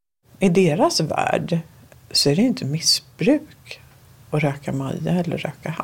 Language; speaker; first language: Swedish; early bilingual, other home language; Danish